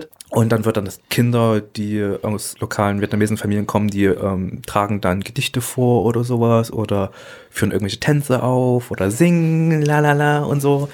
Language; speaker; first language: German; early bilingual, other home language; Vietnamese